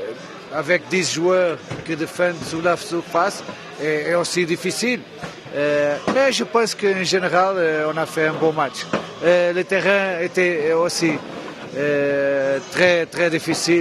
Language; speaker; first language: French; non-native, fluent; Portuguese